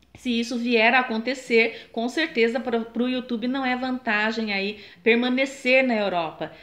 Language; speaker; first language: Portuguese; native; Portuguese